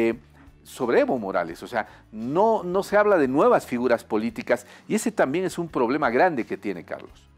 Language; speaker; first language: Spanish; native; Spanish